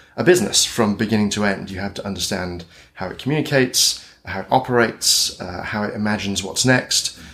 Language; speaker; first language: English; native; English